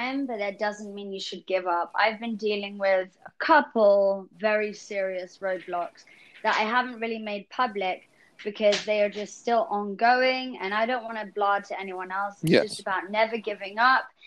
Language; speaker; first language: English; native; English